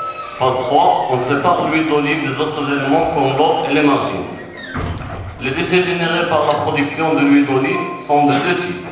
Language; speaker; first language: French; non-native, local second language; Arabic